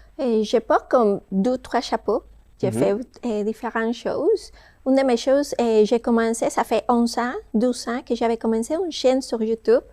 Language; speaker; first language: French; non-native, fluent; Spanish